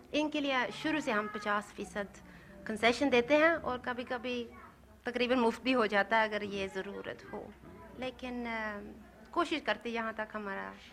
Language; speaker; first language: Urdu; non-native, fluent; Norwegian